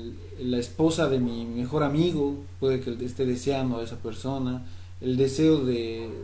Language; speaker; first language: Spanish; native; Spanish